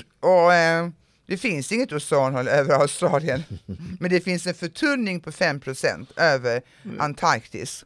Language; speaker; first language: Swedish; native; Swedish